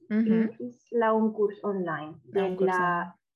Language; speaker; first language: Romanian; non-native, fluent; Spanish